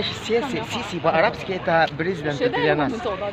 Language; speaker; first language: Russian; non-native, learner; Arabic